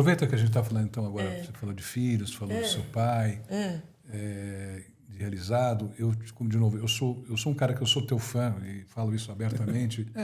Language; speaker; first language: Portuguese; native; Portuguese